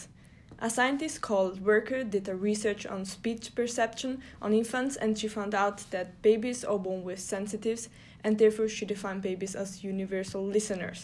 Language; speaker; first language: English; non-native, fluent; German